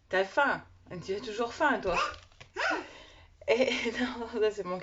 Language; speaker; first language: French; native; French